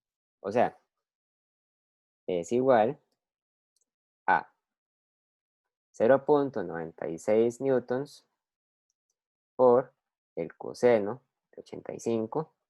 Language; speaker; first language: Spanish; native; Spanish